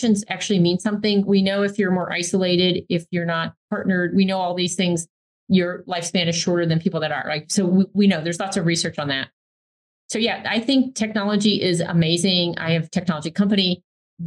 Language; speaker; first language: English; native; English